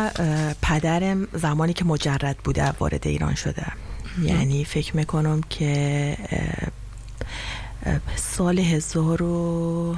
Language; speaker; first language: French; non-native, learner; Persian